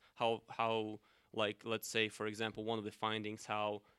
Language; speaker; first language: English; non-native, fluent; Russian